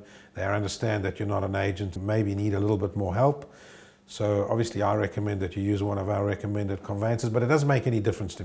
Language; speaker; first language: English; native; English